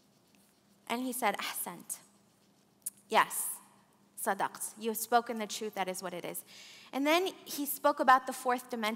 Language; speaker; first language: English; early bilingual, other home language; Arabic